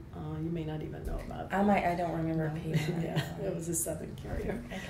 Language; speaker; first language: English; native; English